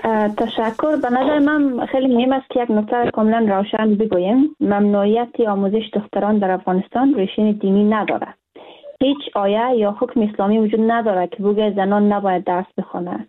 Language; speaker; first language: Persian; native; Persian